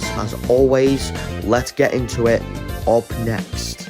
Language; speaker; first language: English; native; English